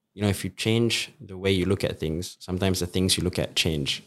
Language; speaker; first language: English; native; English